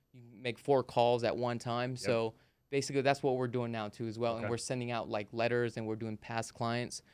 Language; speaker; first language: English; native; English